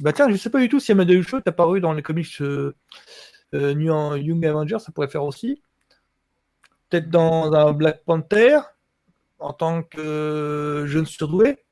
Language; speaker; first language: French; native; French